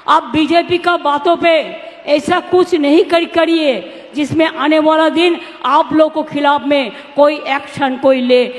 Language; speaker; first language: Hindi; non-native, local second language; Bangla